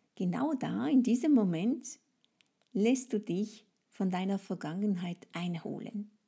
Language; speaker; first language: German; non-native, fluent; French